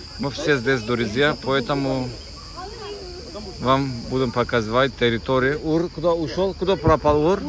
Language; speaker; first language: Russian; non-native, learner; Turkish